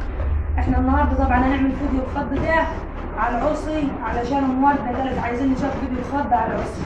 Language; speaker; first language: Arabic; native; Arabic